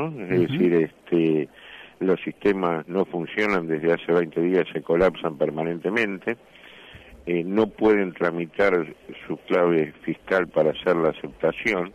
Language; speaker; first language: Spanish; native; Spanish